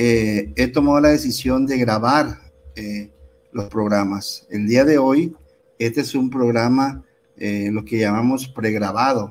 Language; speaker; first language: Spanish; native; Spanish